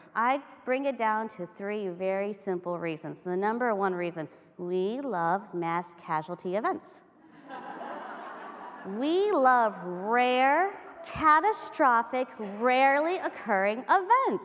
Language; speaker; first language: English; native; English